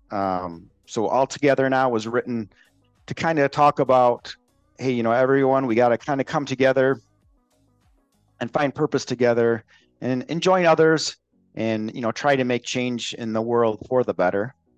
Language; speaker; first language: English; native; English